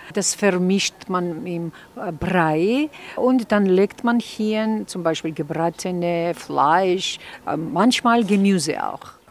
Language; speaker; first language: German; non-native, fluent; Georgian